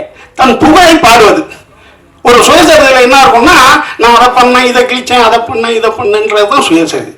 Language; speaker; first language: Tamil; native; Tamil